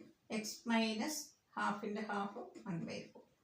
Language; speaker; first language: English; non-native, local second language; Malayalam